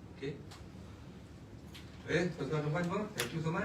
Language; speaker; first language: English; non-native, local second language; Malay